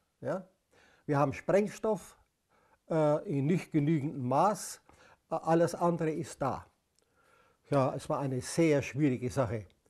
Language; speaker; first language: German; native; German